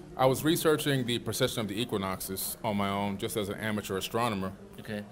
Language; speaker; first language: English; native; English